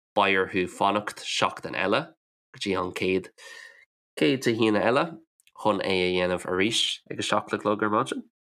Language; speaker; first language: Irish; non-native, local second language; English